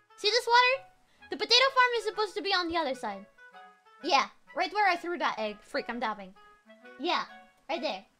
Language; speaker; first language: English; non-native, fluent; Spanish